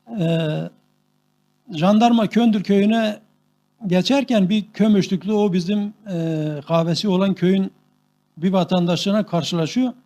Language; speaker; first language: Turkish; non-native, local second language; Kurdish